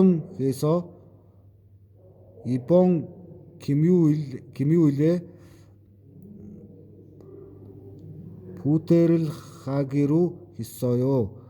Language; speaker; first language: Korean; non-native, learner; Mongolian